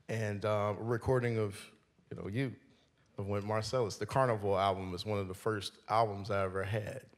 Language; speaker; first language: English; native; English